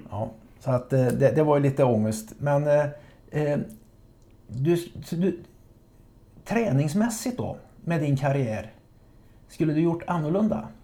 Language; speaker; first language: Swedish; native; Swedish